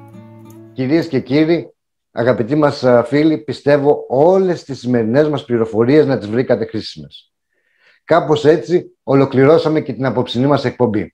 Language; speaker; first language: Greek; native; Greek